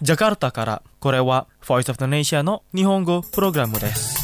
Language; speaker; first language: Japanese; non-native, fluent; Indonesian